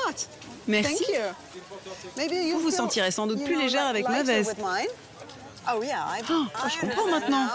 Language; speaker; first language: French; native; French